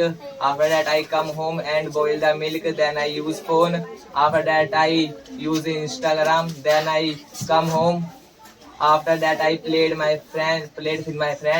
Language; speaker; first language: English; non-native, learner; Hindi